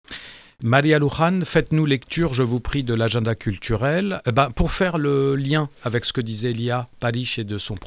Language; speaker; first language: French; native; French